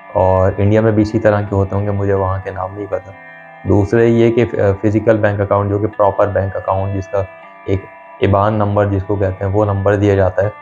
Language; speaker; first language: Urdu; non-native, local second language; Punjabi